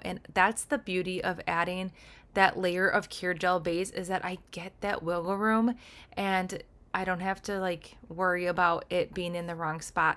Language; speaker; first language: English; native; English